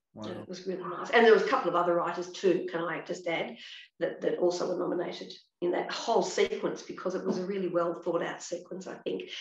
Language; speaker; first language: English; native; English